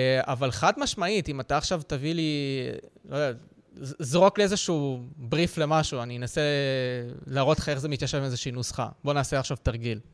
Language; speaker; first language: Hebrew; early bilingual, other home language; Russian